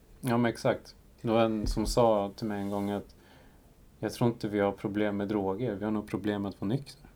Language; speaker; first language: Swedish; early bilingual, other home language; Spanish